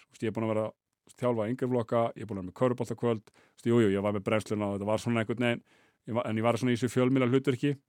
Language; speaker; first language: Icelandic; native; Icelandic